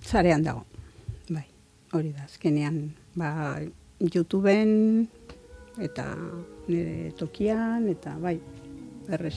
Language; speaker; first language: Basque; non-native, local second language; Spanish